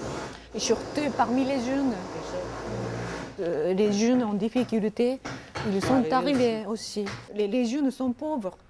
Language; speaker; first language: French; non-native, fluent; Japanese